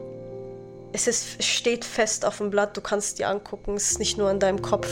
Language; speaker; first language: German; non-native, fluent; Arabic